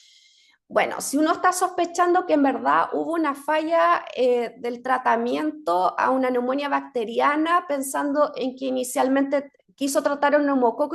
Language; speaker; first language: Spanish; native; Spanish